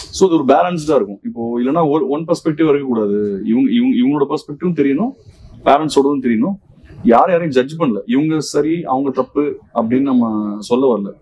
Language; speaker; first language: Tamil; native; Tamil